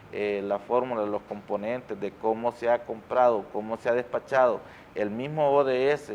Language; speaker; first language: Spanish; native; Spanish